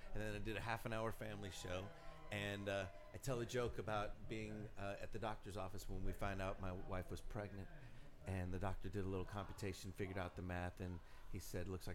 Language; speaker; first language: English; native; English